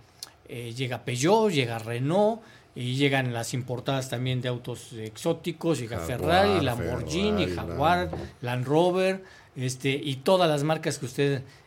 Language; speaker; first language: Spanish; native; Spanish